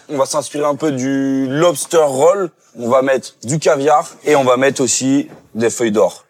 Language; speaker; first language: French; native; French